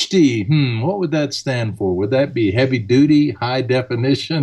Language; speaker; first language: English; early bilingual, other home language; German